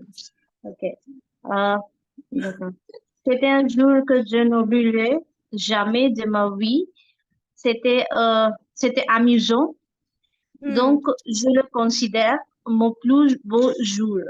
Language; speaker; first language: French; non-native, learner; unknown